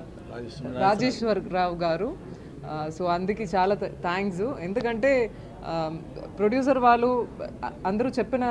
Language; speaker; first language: Telugu; non-native, fluent; Tamil